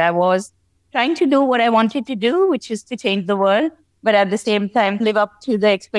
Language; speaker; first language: English; non-native, local second language; Hindi